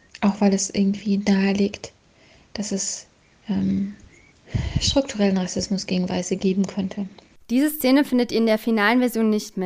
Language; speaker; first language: German; native; German